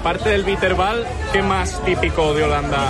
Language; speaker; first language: Spanish; native; Spanish